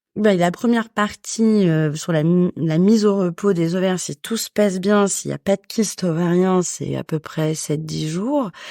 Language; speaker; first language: French; native; French